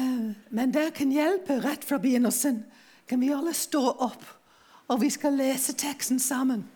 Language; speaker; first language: Norwegian; non-native, fluent; English